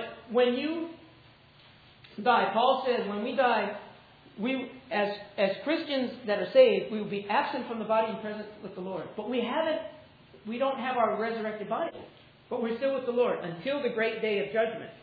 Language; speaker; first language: English; native; English